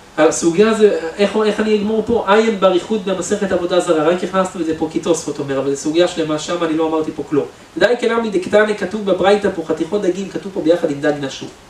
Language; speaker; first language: Hebrew; native; Hebrew